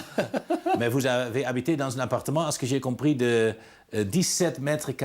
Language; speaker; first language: French; non-native, fluent; Dutch